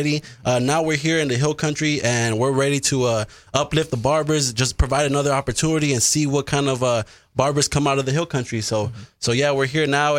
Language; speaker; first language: English; native; English